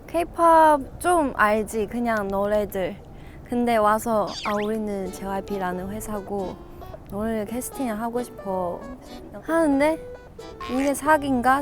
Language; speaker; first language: Korean; non-native, fluent; Chinese